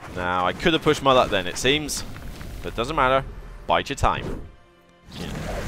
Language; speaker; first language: English; native; English